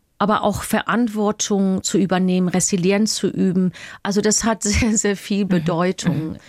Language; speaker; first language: German; non-native, fluent; English